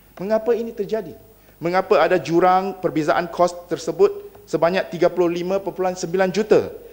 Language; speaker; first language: Malay; non-native, local second language; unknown